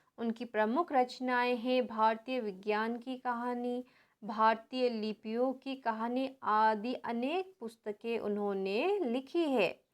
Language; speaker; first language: Hindi; non-native, local second language; Nepali